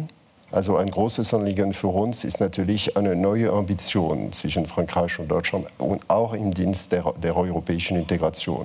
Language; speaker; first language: German; non-native, fluent; French